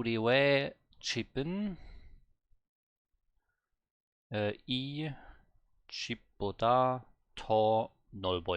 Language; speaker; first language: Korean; non-native, learner; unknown